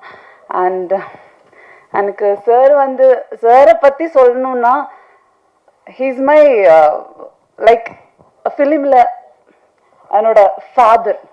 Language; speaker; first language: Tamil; non-native, learner; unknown